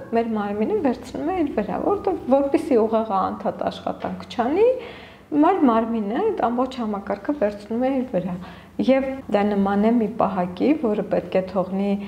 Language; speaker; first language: Armenian; native; Armenian